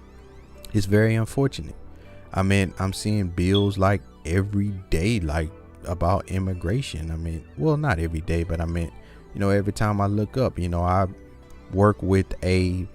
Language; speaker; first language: English; native; English